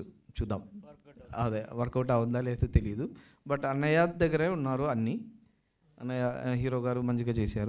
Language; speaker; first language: Telugu; non-native, local second language; Malayalam